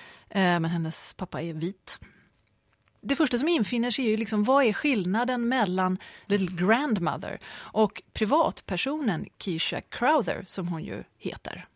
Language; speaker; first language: Swedish; native; Swedish